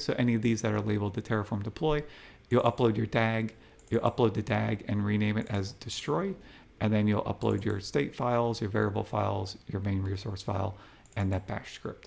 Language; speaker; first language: English; native; English